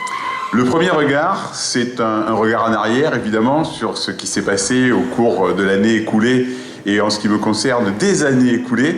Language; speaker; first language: French; native; French